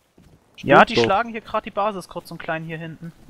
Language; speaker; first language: German; native; German